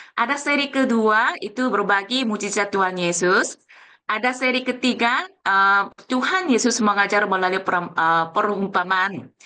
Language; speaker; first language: Indonesian; non-native, fluent; Korean